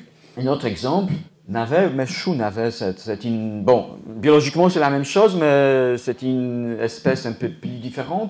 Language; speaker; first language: French; non-native, fluent; Polish